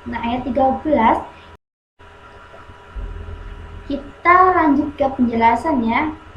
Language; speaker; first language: Indonesian; native; Indonesian